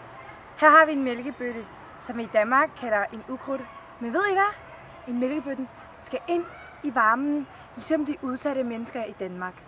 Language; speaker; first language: Danish; native; Danish